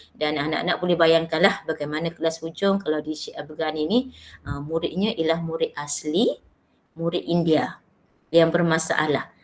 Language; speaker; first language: Malay; native; Malay